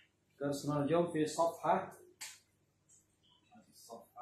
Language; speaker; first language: Arabic; non-native, fluent; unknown